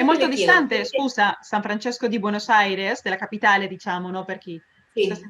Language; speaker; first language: Italian; early bilingual, heritage; Spanish